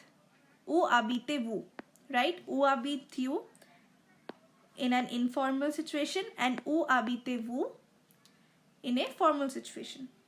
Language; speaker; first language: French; non-native, fluent; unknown